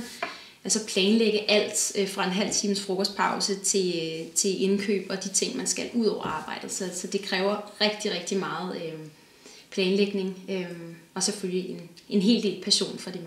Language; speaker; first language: Danish; native; Danish